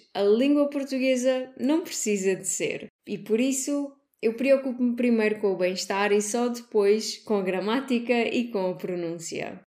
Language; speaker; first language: Portuguese; native; Portuguese